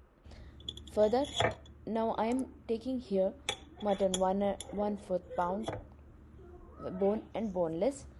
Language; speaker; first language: English; non-native, local second language; Telugu